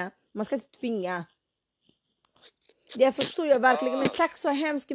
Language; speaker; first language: Swedish; non-native, fluent; Somali